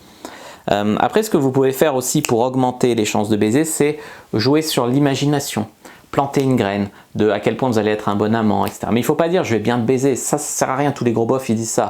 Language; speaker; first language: French; native; French